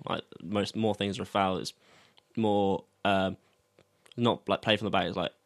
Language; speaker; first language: English; native; English